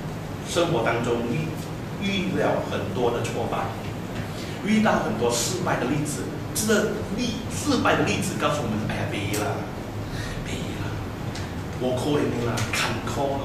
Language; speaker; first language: Chinese; native; Chinese